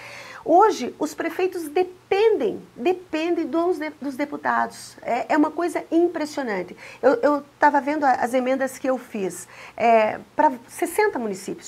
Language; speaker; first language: Portuguese; native; Portuguese